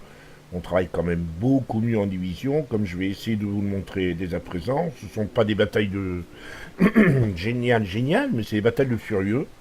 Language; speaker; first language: French; native; French